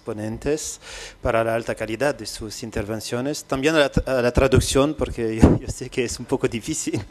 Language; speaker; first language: Spanish; non-native, fluent; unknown